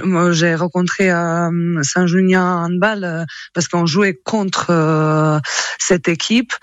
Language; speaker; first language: French; non-native, fluent; Croatian